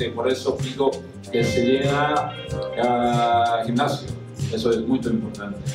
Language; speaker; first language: Spanish; non-native, fluent; Croatian